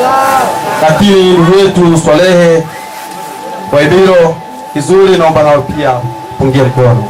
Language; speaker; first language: Swahili; native; Swahili